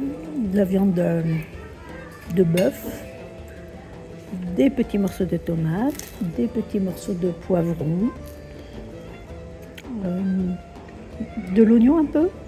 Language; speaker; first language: French; native; French